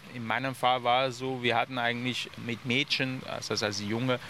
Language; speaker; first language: German; non-native, fluent; Persian